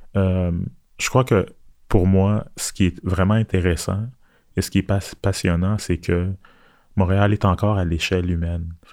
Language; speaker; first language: French; early bilingual, other home language; Haitian Creole